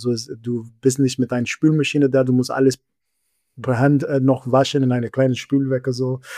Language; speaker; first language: German; non-native, fluent; English